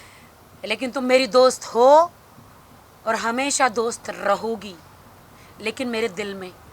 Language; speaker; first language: Hindi; native; Hindi